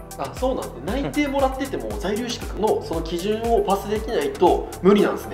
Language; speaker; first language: Japanese; native; Japanese